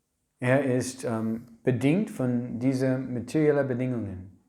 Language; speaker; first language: German; non-native, learner; English